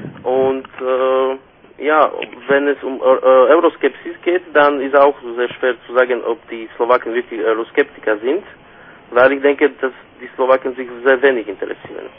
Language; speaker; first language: German; non-native, fluent; Slovak